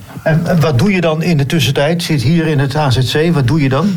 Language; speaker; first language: Dutch; native; Dutch